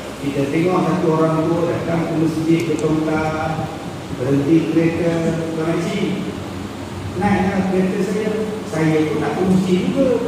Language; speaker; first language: Malay; native; Malay